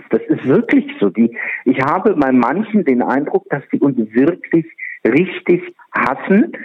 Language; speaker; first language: German; non-native, fluent; Czech